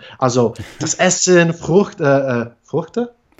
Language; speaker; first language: German; non-native, fluent; English